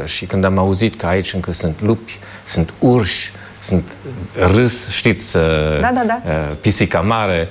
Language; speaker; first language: Romanian; non-native, fluent; German